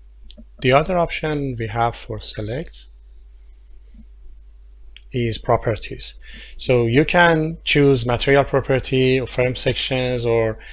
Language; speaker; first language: English; non-native, fluent; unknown